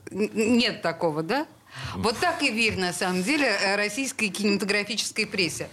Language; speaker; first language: Russian; native; Russian